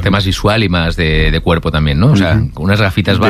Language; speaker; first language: Spanish; native; Spanish